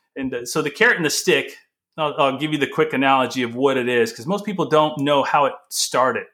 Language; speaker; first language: English; early bilingual, other home language; Portuguese